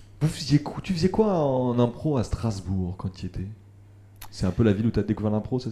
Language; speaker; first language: French; native; French